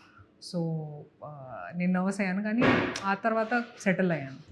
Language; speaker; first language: Telugu; non-native, local second language; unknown